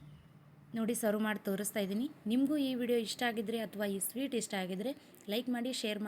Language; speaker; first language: Kannada; native; Kannada